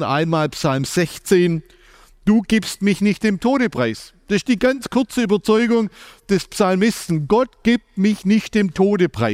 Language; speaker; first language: German; native; German